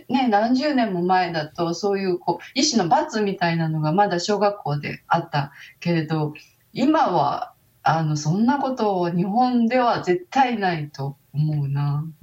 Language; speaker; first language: Japanese; native; Japanese